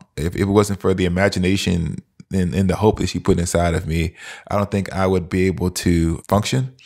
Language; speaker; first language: English; native; English